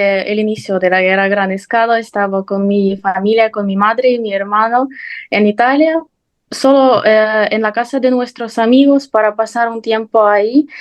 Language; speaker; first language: Spanish; non-native, fluent; Ukrainian